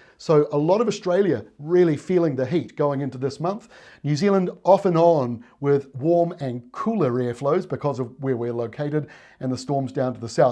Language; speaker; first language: English; native; English